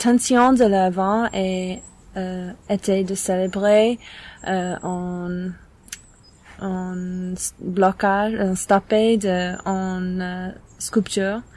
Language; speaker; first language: French; non-native, learner; English